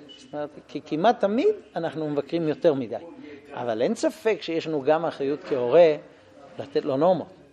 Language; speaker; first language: Hebrew; non-native, fluent; English